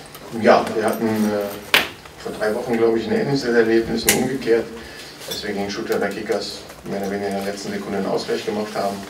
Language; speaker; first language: German; native; German